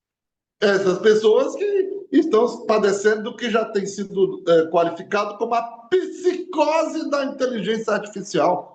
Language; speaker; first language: Portuguese; native; Portuguese